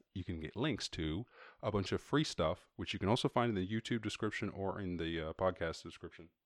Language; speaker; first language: English; native; English